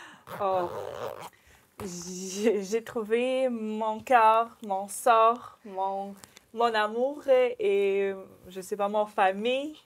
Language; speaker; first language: French; non-native, learner; Ukrainian